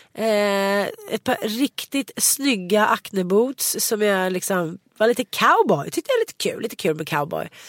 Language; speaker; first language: Swedish; native; Swedish